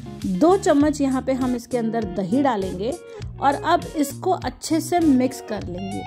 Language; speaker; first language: Hindi; native; Hindi